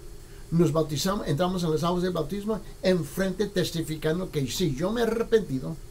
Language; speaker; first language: Spanish; early bilingual, heritage; Spanish